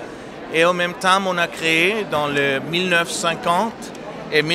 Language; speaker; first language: French; non-native, fluent; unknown